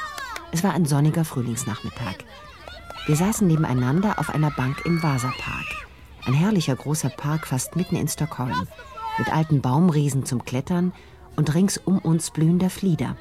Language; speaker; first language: German; native; German